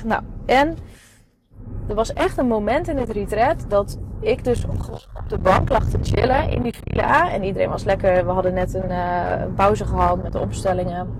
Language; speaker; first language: Dutch; native; Dutch